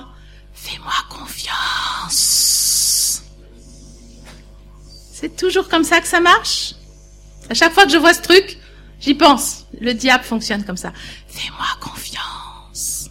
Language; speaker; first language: French; native; French